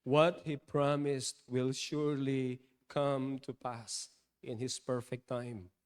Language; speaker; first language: English; non-native, local second language; Filipino